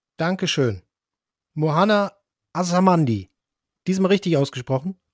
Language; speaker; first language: German; native; German